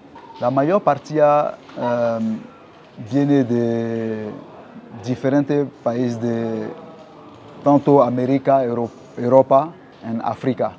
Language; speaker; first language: Spanish; non-native, learner; French